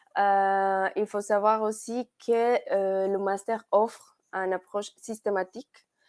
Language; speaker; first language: French; non-native, fluent; Spanish